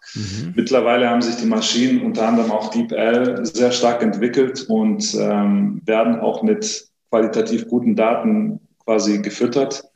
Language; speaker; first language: German; early bilingual, other home language; Greek